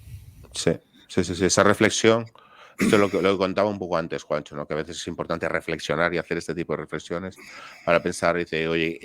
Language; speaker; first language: Spanish; native; Spanish